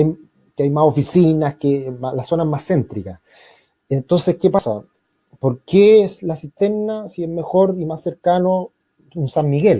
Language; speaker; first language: Spanish; native; Spanish